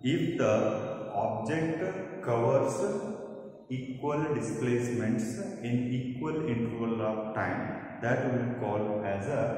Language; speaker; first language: English; non-native, local second language; Kannada